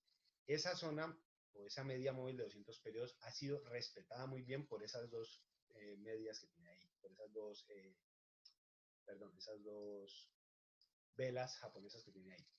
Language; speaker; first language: Spanish; native; Spanish